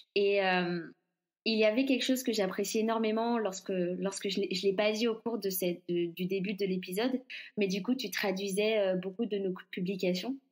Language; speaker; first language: French; non-native, local second language; Guadeloupean Creole French